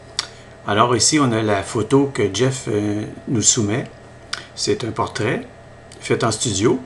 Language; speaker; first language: French; native; French